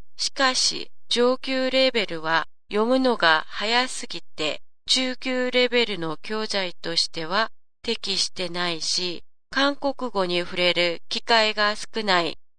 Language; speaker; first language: Japanese; non-native, fluent; Korean